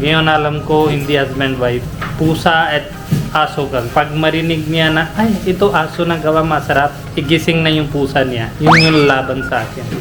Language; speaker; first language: Filipino; non-native, learner; Punjabi